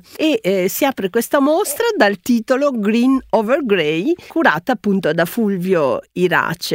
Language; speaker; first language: Italian; native; Italian